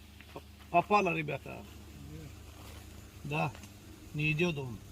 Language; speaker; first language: Russian; non-native, learner; Tajik